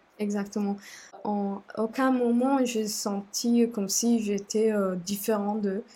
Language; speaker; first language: French; non-native, fluent; Sinhala